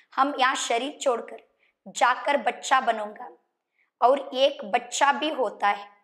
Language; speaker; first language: Hindi; non-native, local second language; Kannada